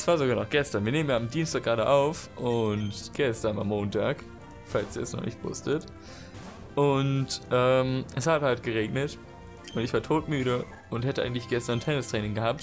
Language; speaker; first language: German; native; German